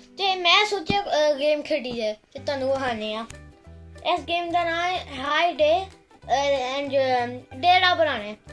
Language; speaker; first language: Punjabi; non-native, local second language; Urdu